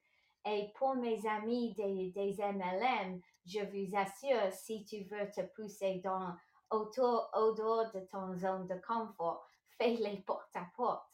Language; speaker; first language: French; non-native, local second language; English